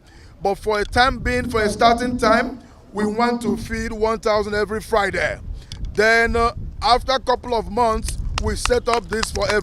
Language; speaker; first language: English; non-native, local second language; Igbo